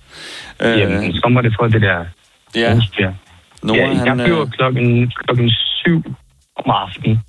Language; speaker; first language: Danish; non-native, local second language; Faroese